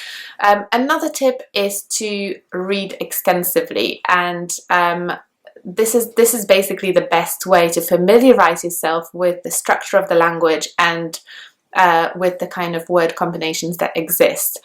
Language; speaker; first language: English; non-native, fluent; Polish